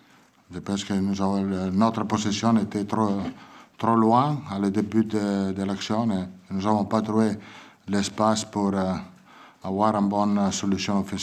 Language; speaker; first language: French; non-native, learner; Italian